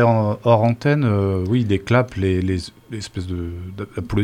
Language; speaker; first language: French; native; French